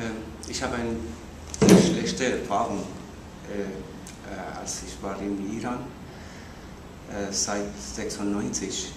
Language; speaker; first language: German; non-native, learner; Persian